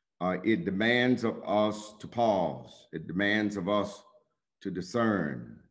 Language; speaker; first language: English; native; English